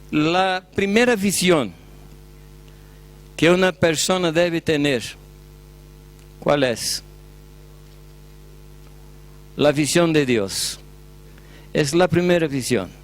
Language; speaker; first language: Spanish; non-native, fluent; Portuguese